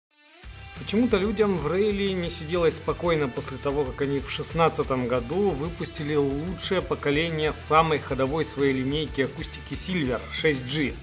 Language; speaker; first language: Russian; native; Russian